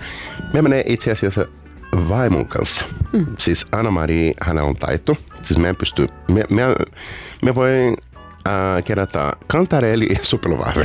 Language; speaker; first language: Finnish; non-native, learner; Portuguese